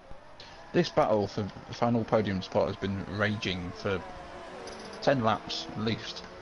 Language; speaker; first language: English; native; English